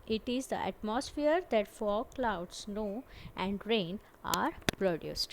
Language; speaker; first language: English; non-native, local second language; Marathi